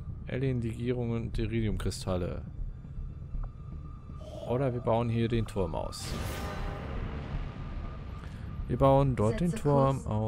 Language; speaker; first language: German; native; German